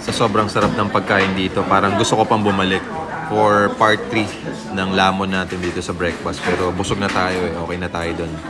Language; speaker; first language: Filipino; native; Filipino